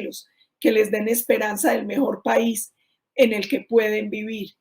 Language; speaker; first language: Spanish; native; Spanish